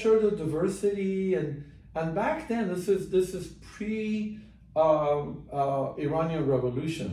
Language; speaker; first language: English; non-native, fluent; Persian